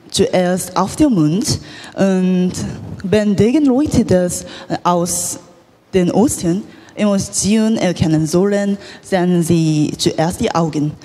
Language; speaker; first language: German; non-native, learner; Korean